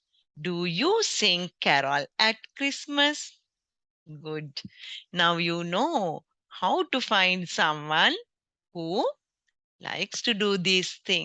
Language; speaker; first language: English; non-native, local second language; Sinhala